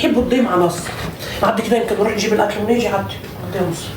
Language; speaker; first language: Arabic; native; Arabic